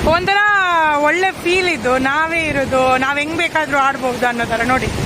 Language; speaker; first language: Kannada; non-native, local second language; Konkani